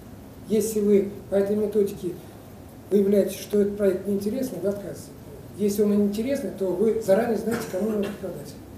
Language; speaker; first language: Russian; native; Russian